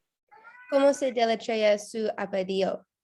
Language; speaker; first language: Spanish; non-native, learner; English